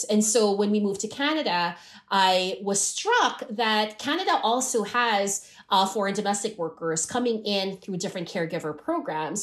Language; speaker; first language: English; non-native, local second language; Filipino